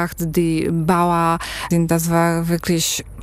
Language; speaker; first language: German; non-native, fluent; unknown